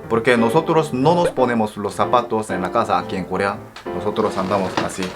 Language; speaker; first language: Spanish; non-native, fluent; Korean